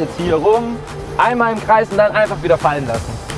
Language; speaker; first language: German; native; German